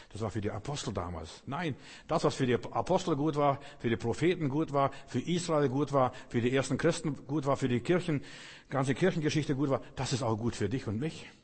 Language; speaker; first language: German; non-native, fluent; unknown